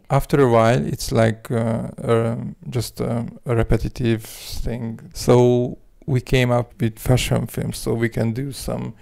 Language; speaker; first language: English; non-native, fluent; Hungarian